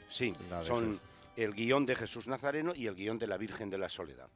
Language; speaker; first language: Spanish; native; Spanish